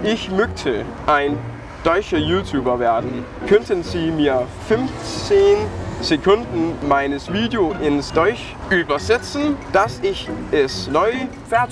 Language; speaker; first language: German; non-native, learner; Danish